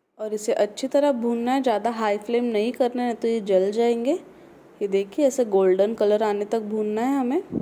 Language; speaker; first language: Hindi; non-native, local second language; Marathi